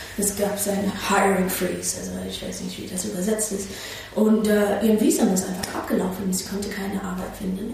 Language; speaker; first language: German; non-native, fluent; English